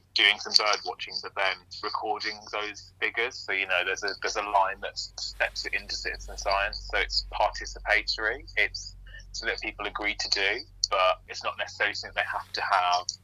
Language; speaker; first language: English; native; English